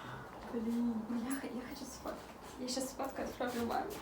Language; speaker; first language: Russian; native; Russian